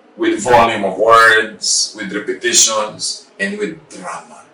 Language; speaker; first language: English; non-native, local second language; Filipino